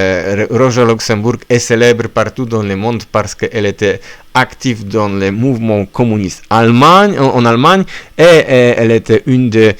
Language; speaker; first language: French; non-native, learner; Polish